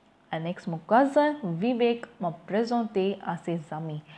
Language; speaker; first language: French; non-native, learner; Tamil